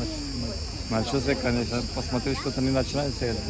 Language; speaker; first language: Russian; non-native, learner; Turkish